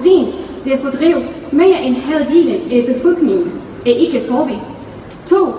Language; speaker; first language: Danish; non-native, fluent; Arabic